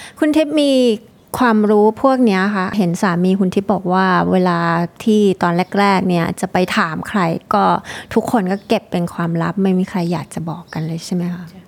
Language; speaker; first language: Thai; native; Thai